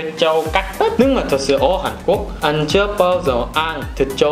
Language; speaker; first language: Vietnamese; non-native, learner; Korean